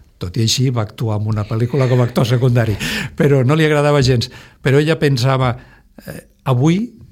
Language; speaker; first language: Catalan; non-native, local second language; Spanish